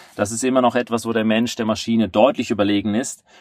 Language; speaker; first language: German; native; German